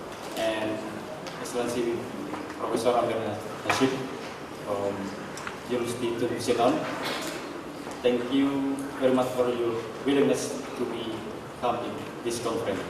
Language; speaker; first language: English; non-native, learner; Indonesian